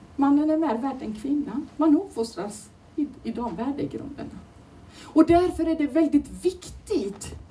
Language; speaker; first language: Swedish; non-native, fluent; Turoyo